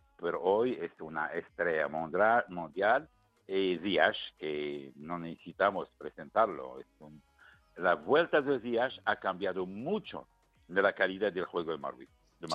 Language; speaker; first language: Spanish; non-native, fluent; Arabic